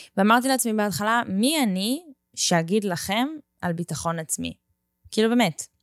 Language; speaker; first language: Hebrew; native; Hebrew